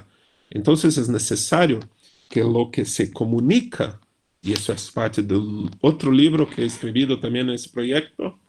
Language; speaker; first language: Spanish; non-native, fluent; Portuguese